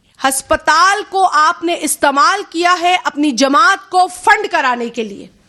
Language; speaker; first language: Urdu; non-native, local second language; Sindhi